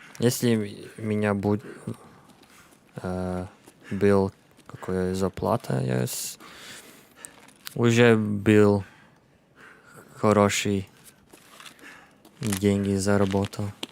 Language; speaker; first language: Russian; non-native, learner; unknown